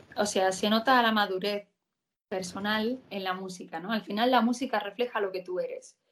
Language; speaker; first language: Spanish; native; Spanish